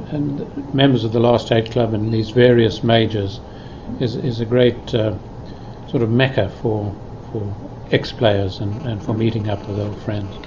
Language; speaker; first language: English; native; English